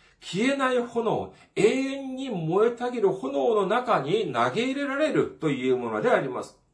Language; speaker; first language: Japanese; non-native, fluent; Korean